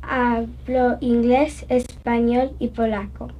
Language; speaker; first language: Spanish; non-native, learner; English